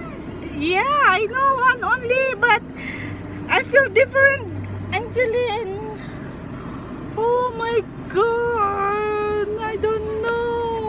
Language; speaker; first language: English; non-native, local second language; Filipino